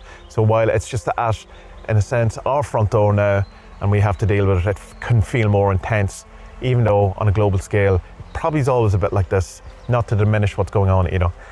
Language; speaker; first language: English; native; English